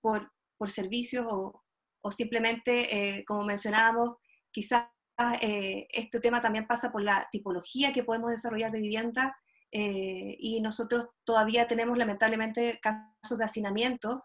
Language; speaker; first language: Spanish; native; Spanish